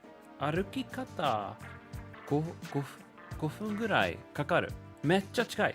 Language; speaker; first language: Japanese; non-native, learner; English